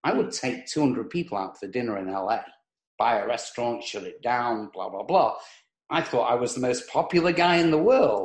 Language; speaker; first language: English; native; English